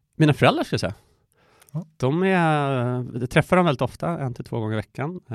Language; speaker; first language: Swedish; early bilingual, other home language; Persian